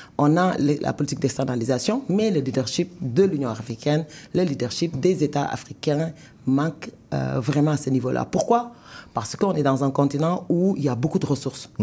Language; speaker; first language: French; non-native, local second language; Wolof